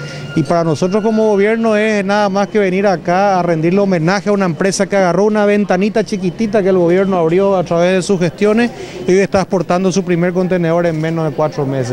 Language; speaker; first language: Spanish; native; Spanish